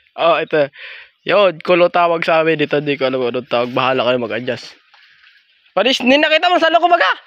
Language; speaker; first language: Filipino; non-native, local second language; Masbatenyo